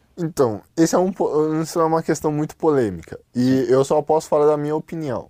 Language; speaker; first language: Portuguese; non-native, fluent; Chinese